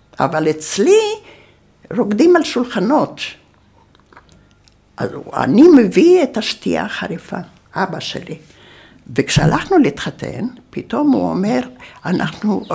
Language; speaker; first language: Hebrew; early bilingual, other home language; Yiddish